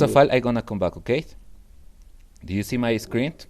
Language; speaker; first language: English; non-native, fluent; Spanish